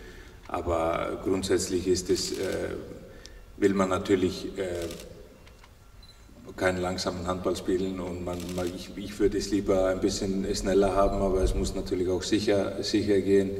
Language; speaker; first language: German; non-native, fluent; Icelandic